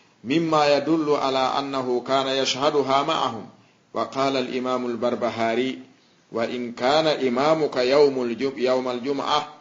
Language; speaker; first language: Arabic; non-native, fluent; Fula